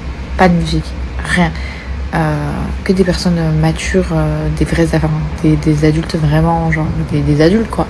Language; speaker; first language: French; native; French